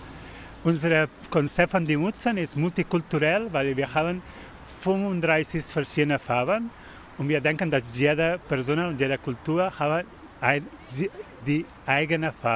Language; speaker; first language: German; non-native, learner; Spanish